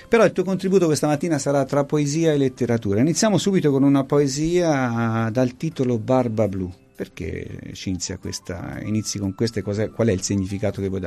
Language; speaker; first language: Italian; native; Italian